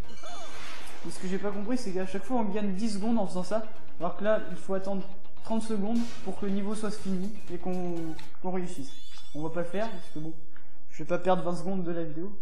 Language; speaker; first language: French; native; French